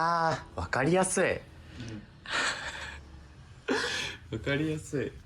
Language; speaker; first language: Japanese; native; Japanese